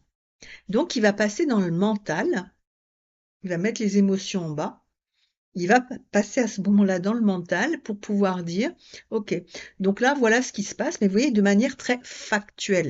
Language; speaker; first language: French; native; French